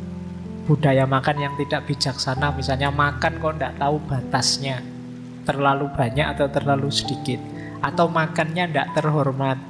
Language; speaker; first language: Indonesian; native; Indonesian